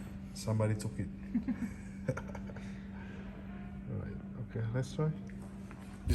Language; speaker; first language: English; non-native, learner; Indonesian